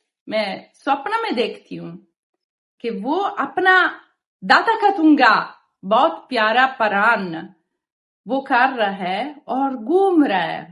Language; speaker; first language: Hindi; non-native, learner; Italian